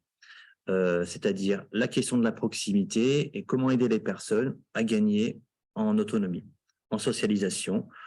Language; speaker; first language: French; native; French